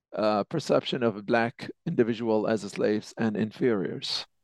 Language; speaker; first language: English; non-native, fluent; Arabic